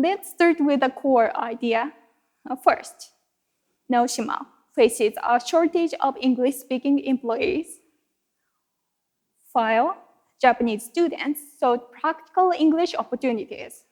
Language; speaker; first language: English; non-native, fluent; Japanese